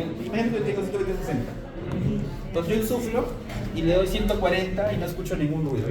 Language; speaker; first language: Spanish; native; Spanish